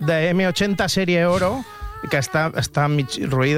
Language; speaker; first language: Catalan; native; Catalan